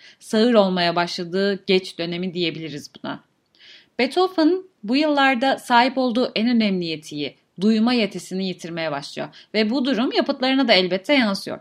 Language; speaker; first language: Turkish; native; Turkish